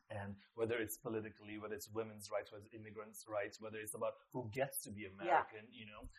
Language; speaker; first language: English; non-native, local second language; Nepali